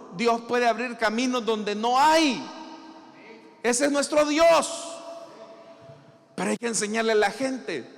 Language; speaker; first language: Spanish; native; Spanish